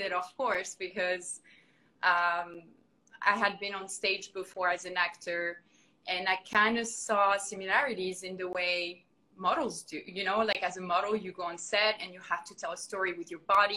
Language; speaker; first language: English; non-native, fluent; French